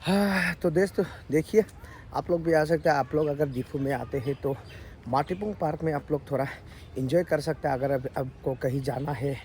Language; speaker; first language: Hindi; non-native, local second language; Assamese